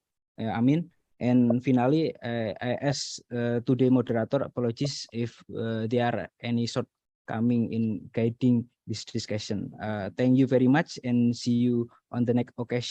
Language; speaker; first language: English; non-native, learner; Indonesian